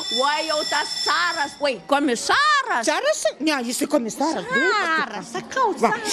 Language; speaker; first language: Lithuanian; native; Lithuanian